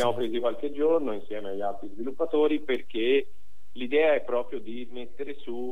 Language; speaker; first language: Italian; native; Italian